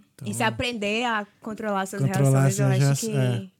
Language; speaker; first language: Portuguese; native; Portuguese